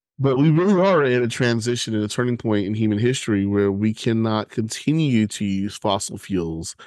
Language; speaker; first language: English; native; English